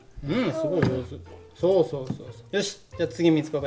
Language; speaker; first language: Japanese; native; Japanese